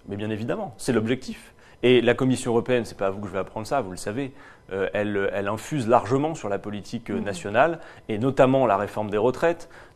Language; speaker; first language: French; native; French